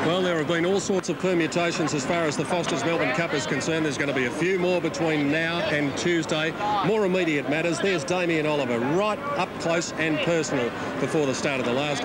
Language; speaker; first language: English; native; English